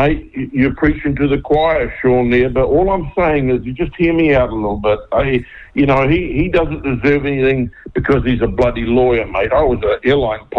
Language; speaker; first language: English; native; English